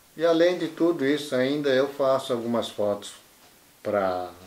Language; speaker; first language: Portuguese; native; Portuguese